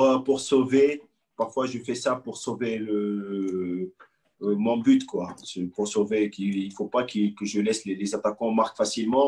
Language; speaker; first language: French; non-native, local second language; Arabic